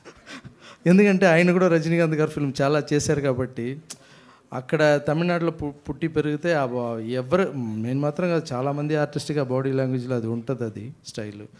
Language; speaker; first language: Telugu; non-native, fluent; Tamil